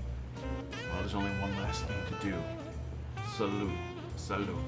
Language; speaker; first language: English; native; English